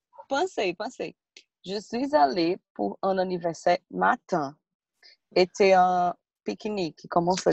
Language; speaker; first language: French; non-native, learner; Portuguese